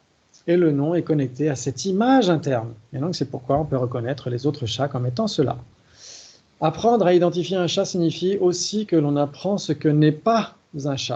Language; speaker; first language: French; native; French